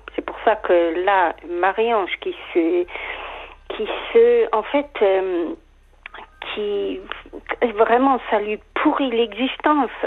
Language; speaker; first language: French; native; French